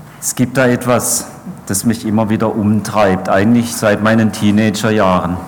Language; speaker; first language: German; native; German